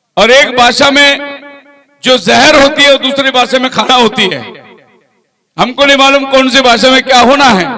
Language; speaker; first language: Hindi; non-native, local second language; Tamil